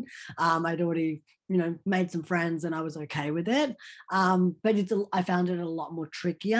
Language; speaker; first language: English; early bilingual, other home language; Hindi